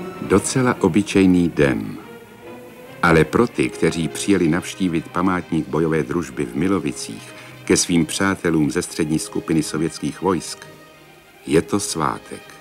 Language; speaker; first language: Czech; native; Czech